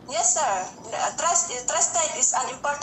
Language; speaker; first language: English; non-native, learner; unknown